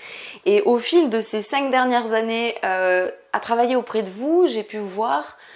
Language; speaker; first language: French; native; French